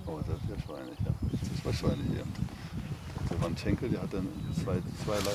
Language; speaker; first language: German; native; German